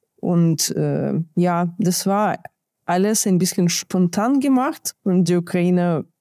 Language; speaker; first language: German; non-native, fluent; Ukrainian